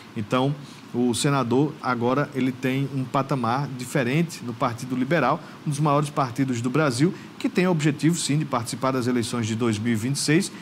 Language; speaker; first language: Portuguese; native; Portuguese